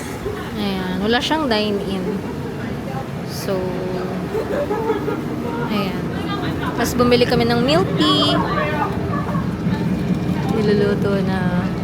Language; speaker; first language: Filipino; native; Filipino